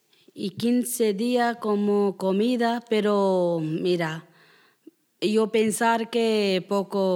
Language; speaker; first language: Spanish; non-native, learner; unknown